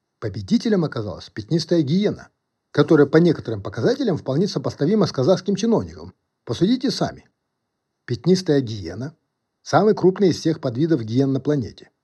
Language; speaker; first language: Russian; non-native, local second language; Kazakh